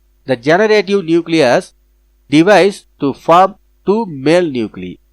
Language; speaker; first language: English; non-native, local second language; Tamil